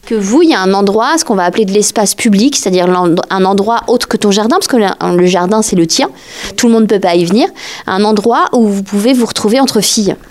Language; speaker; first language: French; native; French